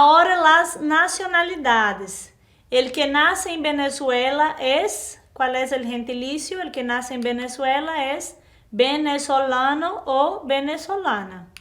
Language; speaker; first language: Spanish; non-native, fluent; Portuguese